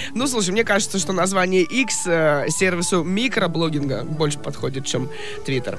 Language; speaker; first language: Russian; native; Russian